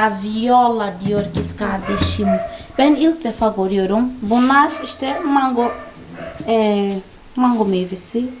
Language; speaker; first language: Turkish; non-native, fluent; Portuguese